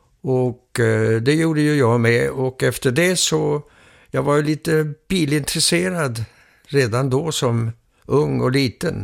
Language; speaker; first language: Swedish; early bilingual, heritage; Swedish